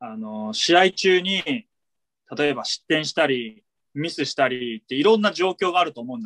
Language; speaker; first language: Japanese; native; Japanese